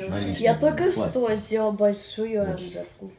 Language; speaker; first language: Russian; early bilingual, other home language; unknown